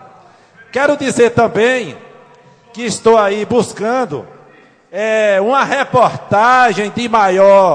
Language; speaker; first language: Portuguese; native; Portuguese